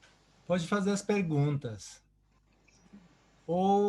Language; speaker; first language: Portuguese; non-native, fluent; Japanese